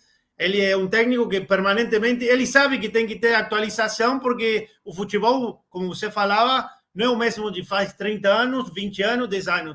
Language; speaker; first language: Portuguese; non-native, learner; Spanish